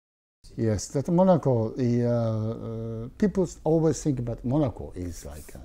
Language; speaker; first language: English; non-native, learner; Japanese